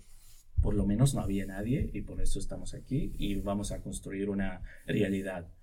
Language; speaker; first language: Spanish; non-native, local second language; Arabic